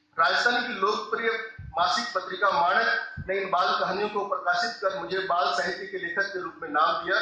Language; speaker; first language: Hindi; non-native, local second language; Rajasthani